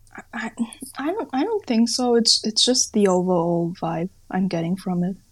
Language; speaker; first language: English; non-native, fluent; German